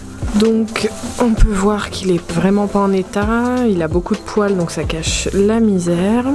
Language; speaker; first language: French; native; French